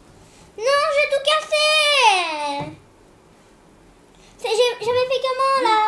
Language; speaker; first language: French; early bilingual, heritage; French